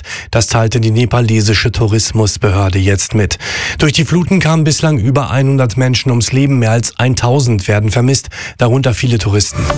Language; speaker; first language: German; native; German